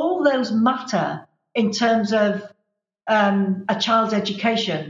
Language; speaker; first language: English; native; English